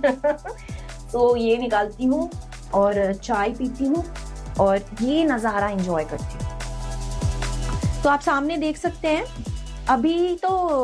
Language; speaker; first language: Hindi; native; Hindi